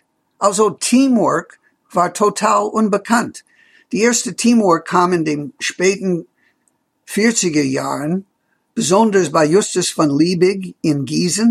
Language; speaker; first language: German; non-native, fluent; English